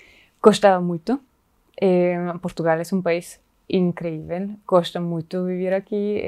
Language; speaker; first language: Portuguese; non-native, fluent; German